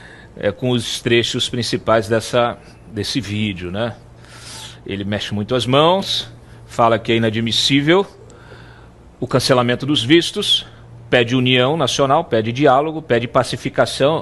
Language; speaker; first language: Portuguese; native; Portuguese